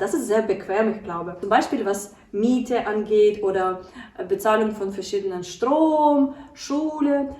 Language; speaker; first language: German; non-native, learner; Ukrainian